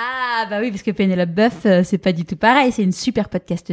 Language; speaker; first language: French; native; French